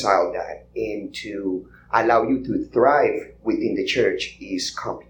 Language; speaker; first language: English; non-native, fluent; Spanish